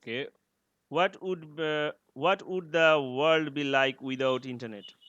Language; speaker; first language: English; non-native, learner; Bangla